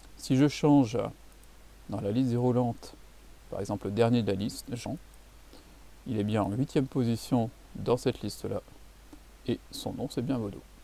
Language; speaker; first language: French; native; French